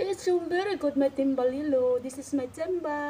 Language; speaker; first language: English; non-native, local second language; Filipino